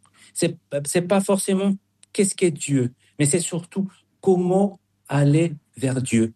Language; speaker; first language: French; non-native, fluent; Spanish